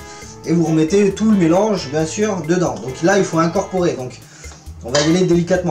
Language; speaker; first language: French; native; French